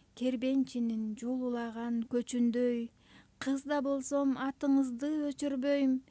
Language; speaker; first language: Kyrgyz; native; Kyrgyz